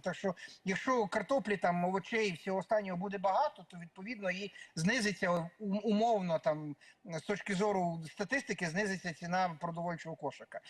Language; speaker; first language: Ukrainian; native; Ukrainian